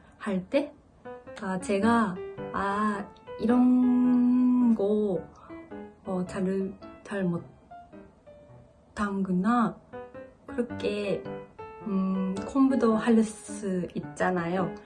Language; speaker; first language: Korean; non-native, learner; Japanese